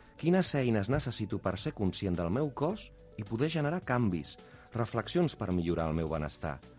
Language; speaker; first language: Catalan; native; Catalan